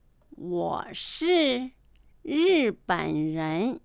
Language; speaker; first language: Chinese; non-native, fluent; Japanese